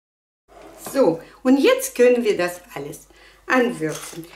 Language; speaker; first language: German; non-native, fluent; Russian